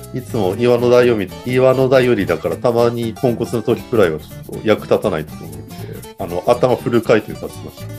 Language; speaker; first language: Japanese; native; Japanese